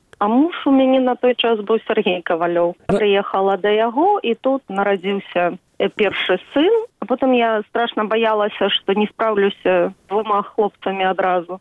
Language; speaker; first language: Belarusian; native; Belarusian